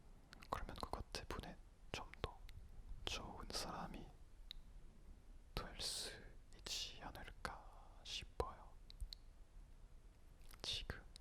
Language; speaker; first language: Korean; non-native, fluent; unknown